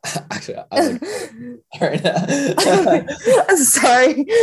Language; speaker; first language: English; non-native, local second language; Filipino